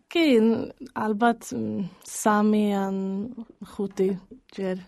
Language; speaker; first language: Georgian; early bilingual, heritage; Georgian